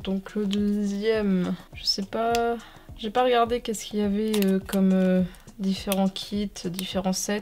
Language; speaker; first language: French; native; French